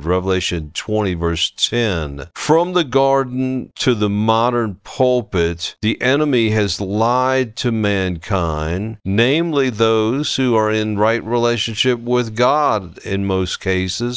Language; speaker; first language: English; native; English